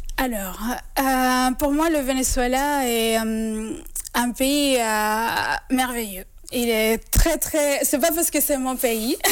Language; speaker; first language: French; non-native, fluent; Spanish